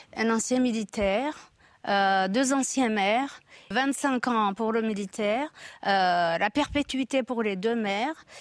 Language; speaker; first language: French; non-native, local second language; Kinyarwanda